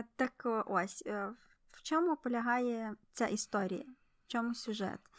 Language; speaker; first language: Ukrainian; native; Ukrainian